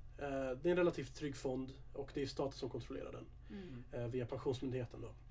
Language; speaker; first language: Swedish; early bilingual, other home language; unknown